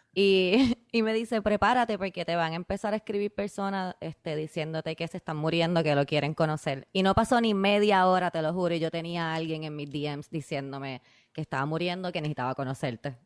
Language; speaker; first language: Spanish; native; Spanish